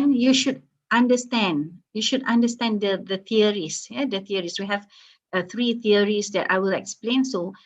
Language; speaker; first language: English; non-native, local second language; Malay